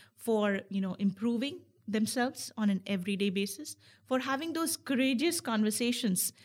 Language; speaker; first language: English; non-native, local second language; Hindi